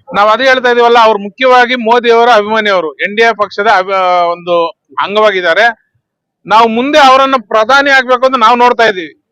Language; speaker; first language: Kannada; non-native, local second language; Telugu